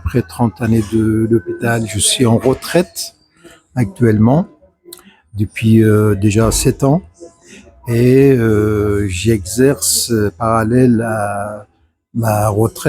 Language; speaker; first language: French; non-native, fluent; Persian